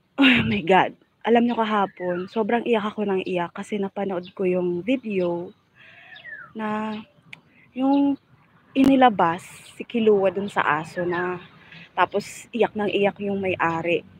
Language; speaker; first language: Filipino; non-native, local second language; Bikol